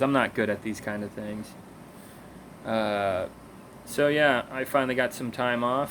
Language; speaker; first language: English; native; English